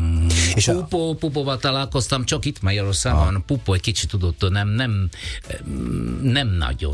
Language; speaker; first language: Hungarian; non-native, learner; Italian